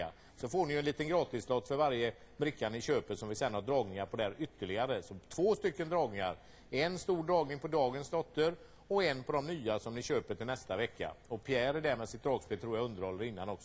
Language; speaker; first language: Swedish; native; Swedish